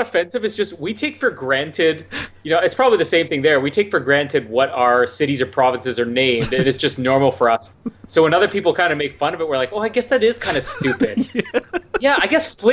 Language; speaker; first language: English; native; English